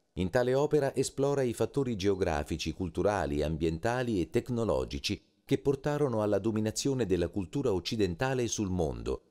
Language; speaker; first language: Italian; native; Italian